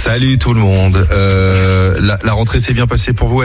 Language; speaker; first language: French; native; French